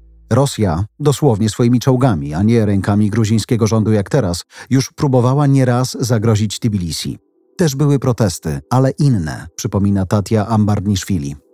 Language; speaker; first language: Polish; native; Polish